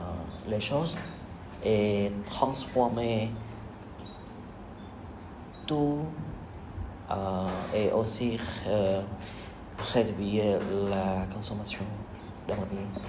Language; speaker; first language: French; non-native, learner; Khmer